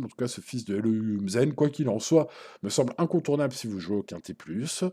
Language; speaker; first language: French; native; French